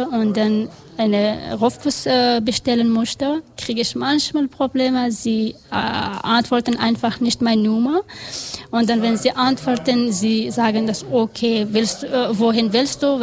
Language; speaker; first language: German; non-native, learner; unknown